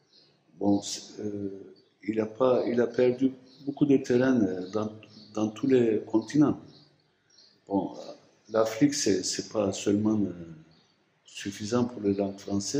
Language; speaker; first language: French; non-native, fluent; Turkish